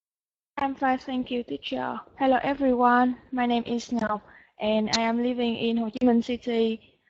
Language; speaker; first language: English; non-native, learner; Vietnamese